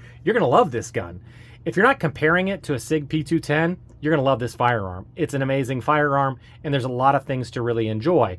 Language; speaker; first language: English; native; English